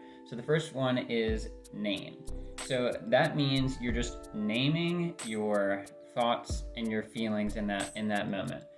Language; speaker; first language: English; native; English